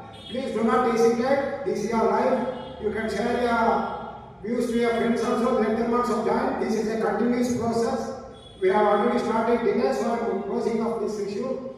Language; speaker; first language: English; non-native, local second language; Tamil